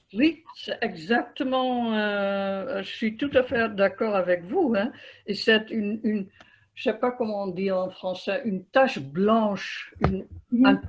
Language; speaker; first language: French; non-native, fluent; Dutch